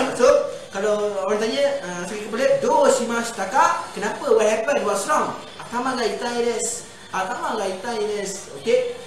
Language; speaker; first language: Malay; native; Malay